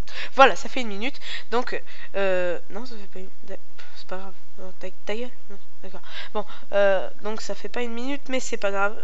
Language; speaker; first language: French; native; French